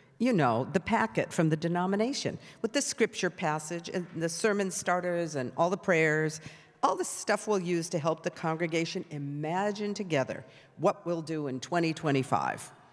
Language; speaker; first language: English; native; English